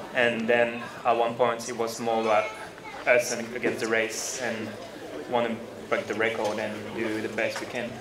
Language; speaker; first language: English; non-native, fluent; French